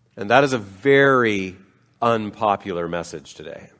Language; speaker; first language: English; native; English